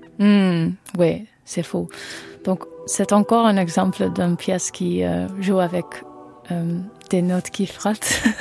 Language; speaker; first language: French; non-native, learner; Dutch